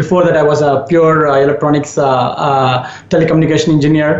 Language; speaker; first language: English; non-native, local second language; Tamil